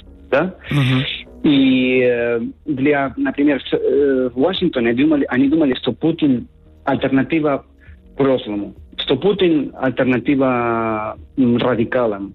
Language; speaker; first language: Russian; non-native, fluent; Spanish